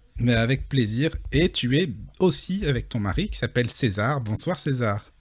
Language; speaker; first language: French; native; French